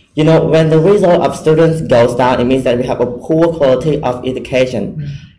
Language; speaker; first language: English; non-native, fluent; Khmer